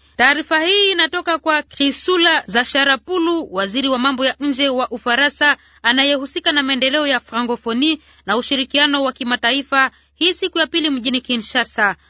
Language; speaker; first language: Swahili; native; Swahili